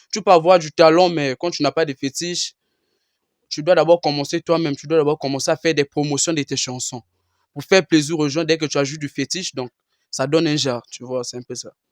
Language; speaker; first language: French; non-native, local second language; Lingala